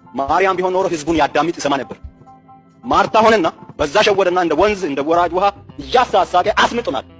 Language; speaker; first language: Amharic; non-native, local second language; Sidamo